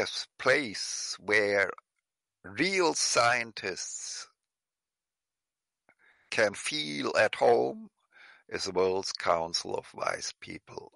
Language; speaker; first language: English; non-native, fluent; German